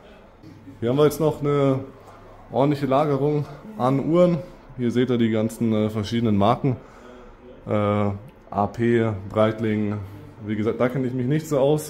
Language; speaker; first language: German; native; German